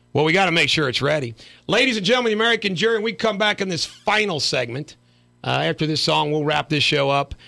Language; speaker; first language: English; native; English